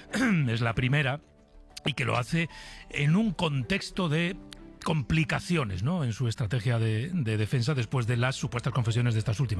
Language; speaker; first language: Spanish; native; Spanish